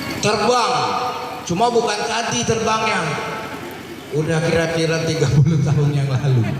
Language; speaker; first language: Indonesian; non-native, local second language; Buginese